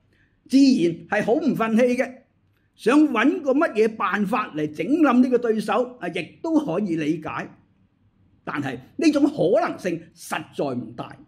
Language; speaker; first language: Chinese; native; Chinese